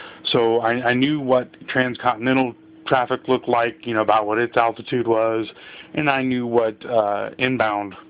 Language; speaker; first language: English; native; English